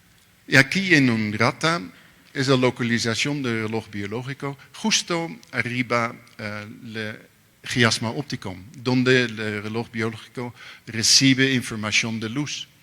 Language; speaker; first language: Spanish; non-native, learner; Dutch